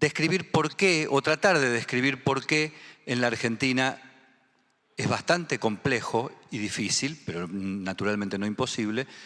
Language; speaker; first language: Spanish; native; Spanish